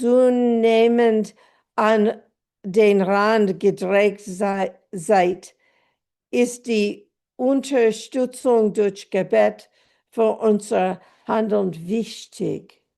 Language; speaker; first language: German; non-native, fluent; English